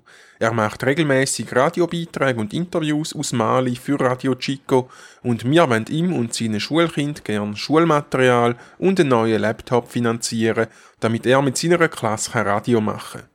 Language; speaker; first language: German; native; German